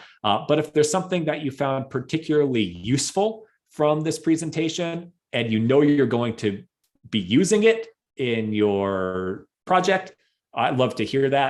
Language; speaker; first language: English; native; English